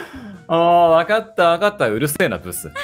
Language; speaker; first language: Japanese; native; Japanese